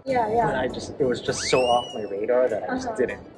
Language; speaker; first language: English; native; English